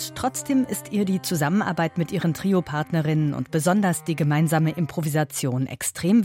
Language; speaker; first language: German; native; German